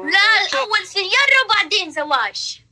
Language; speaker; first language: Arabic; non-native, learner; Pashto